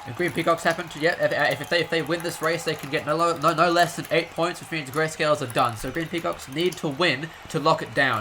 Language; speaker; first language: English; native; English